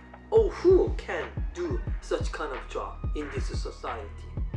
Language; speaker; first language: English; non-native, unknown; Korean